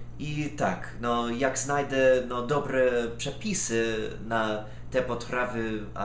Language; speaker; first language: Polish; non-native, fluent; English